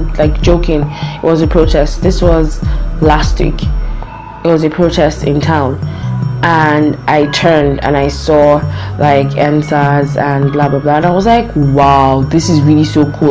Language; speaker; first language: English; non-native, local second language; Yoruba